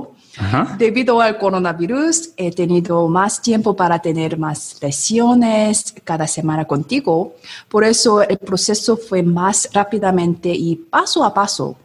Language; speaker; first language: Spanish; non-native, learner; Korean